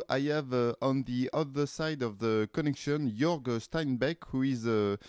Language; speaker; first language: English; non-native, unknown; French